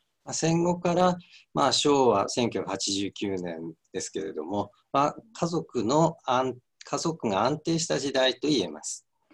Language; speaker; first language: Japanese; native; Japanese